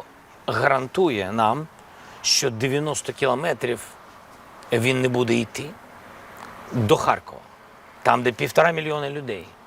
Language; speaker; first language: Ukrainian; non-native, local second language; Russian